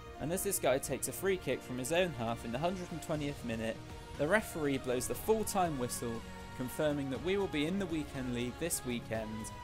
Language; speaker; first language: English; native; English